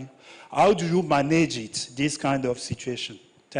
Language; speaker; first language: English; non-native, learner; French